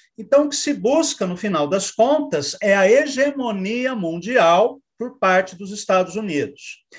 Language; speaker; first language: Portuguese; native; Portuguese